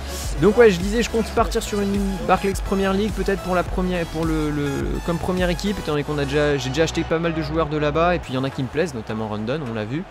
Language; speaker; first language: French; native; French